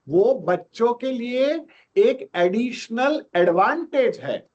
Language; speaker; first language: Hindi; non-native, local second language; Gujarati